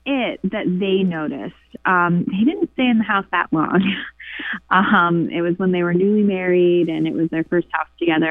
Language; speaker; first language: English; native; English